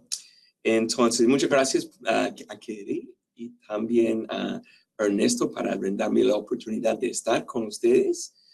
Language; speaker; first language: Spanish; non-native, fluent; English